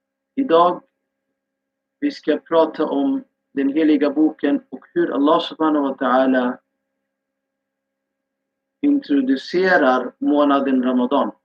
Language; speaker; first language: Swedish; non-native, fluent; Urdu